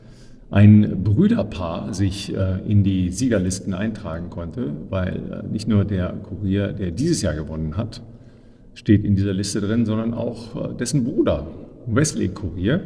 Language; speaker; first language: German; native; German